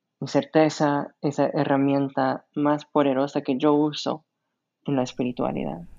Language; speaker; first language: Spanish; non-native, fluent; English